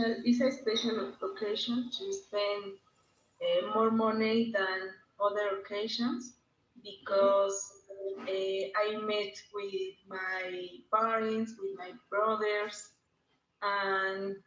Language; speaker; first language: English; non-native, learner; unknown